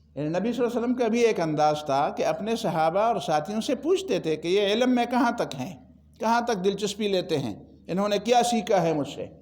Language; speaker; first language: Urdu; non-native, local second language; Pashto